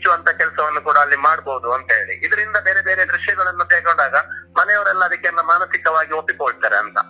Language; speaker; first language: Kannada; non-native, local second language; Tulu